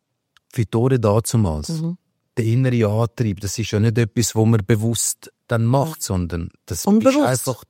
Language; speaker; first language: German; native; German